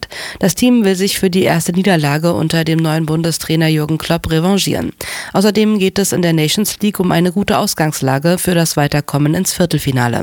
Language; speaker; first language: German; native; German